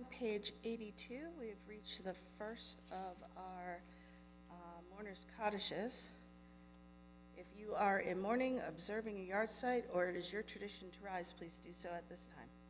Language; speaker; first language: English; native; English